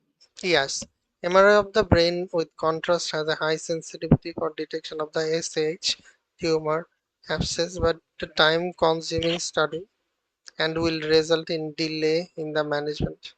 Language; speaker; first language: English; non-native, fluent; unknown